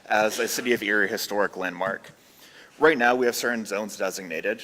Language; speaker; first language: English; native; English